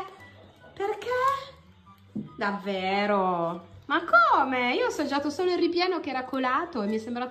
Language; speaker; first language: Italian; native; Italian